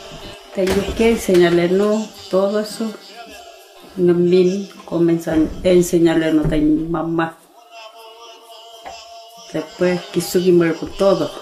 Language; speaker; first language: Spanish; non-native, local second language; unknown